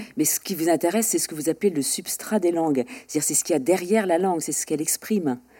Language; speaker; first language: French; native; French